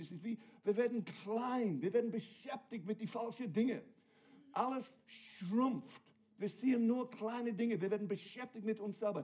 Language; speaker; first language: German; non-native, fluent; English